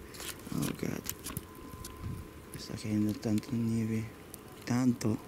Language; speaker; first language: Spanish; early bilingual, heritage; Spanish